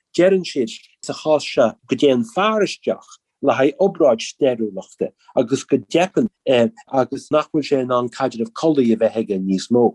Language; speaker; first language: Irish; native; Irish